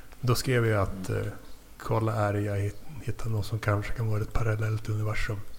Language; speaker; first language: Swedish; native; Swedish